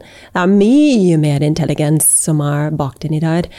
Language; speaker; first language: Norwegian; non-native, fluent; English